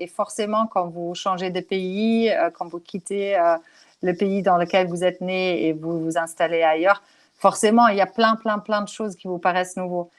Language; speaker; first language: French; non-native, fluent; German